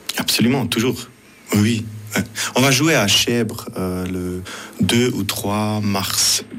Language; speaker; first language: French; non-native, local second language; Swiss German